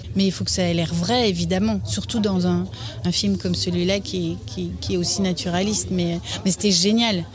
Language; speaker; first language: French; native; French